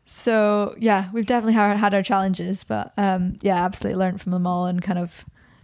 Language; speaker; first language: English; native; English